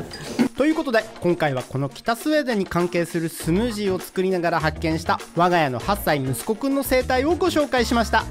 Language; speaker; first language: Japanese; native; Japanese